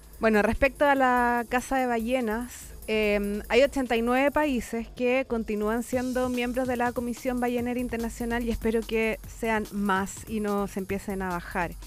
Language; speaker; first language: Spanish; native; Spanish